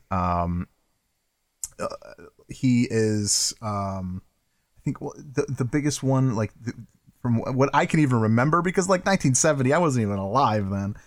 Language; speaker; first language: English; native; English